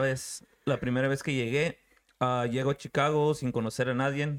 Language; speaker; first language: Spanish; early bilingual, other home language; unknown